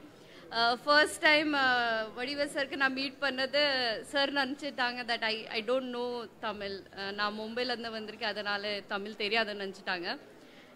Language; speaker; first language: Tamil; non-native, learner; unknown